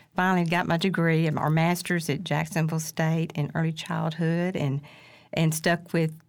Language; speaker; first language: English; native; English